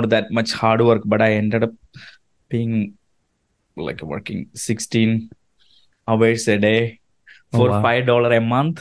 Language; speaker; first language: English; non-native, local second language; Malayalam